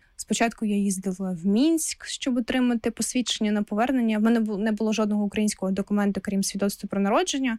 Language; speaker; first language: Ukrainian; non-native, local second language; Russian